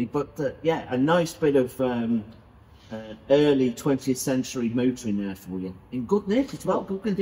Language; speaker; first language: English; native; English